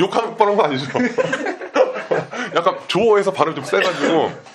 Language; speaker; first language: Korean; native; Korean